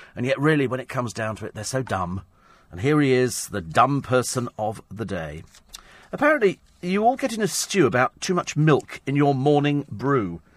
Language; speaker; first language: English; native; English